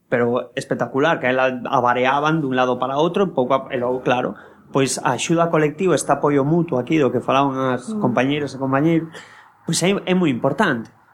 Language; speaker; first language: Galician; non-native, local second language; Spanish